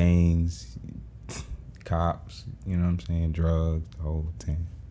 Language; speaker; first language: English; native; English